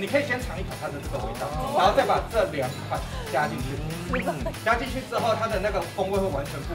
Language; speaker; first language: Chinese; native; Chinese